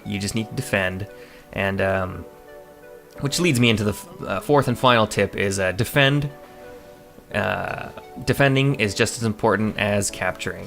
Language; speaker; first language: English; native; English